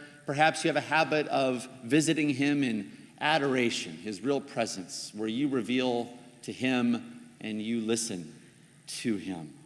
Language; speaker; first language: English; native; English